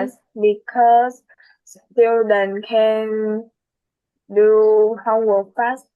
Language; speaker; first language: English; non-native, learner; Vietnamese